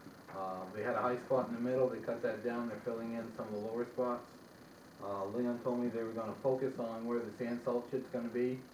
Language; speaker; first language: English; native; English